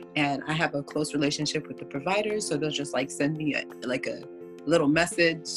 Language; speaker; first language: English; non-native, fluent; Haitian Creole